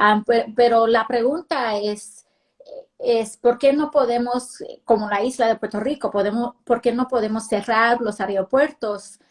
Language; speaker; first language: Spanish; early bilingual, heritage; Spanish